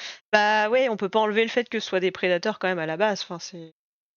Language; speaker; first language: French; native; French